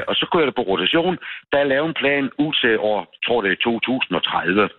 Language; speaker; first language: Danish; native; Danish